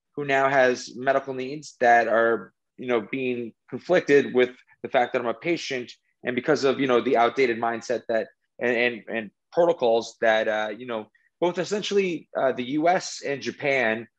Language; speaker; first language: English; native; English